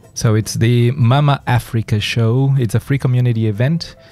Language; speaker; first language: English; non-native, fluent; Portuguese